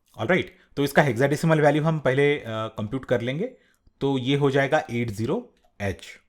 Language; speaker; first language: Hindi; non-native, local second language; Marathi